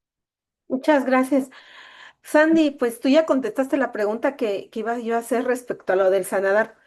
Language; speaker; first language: Spanish; native; Spanish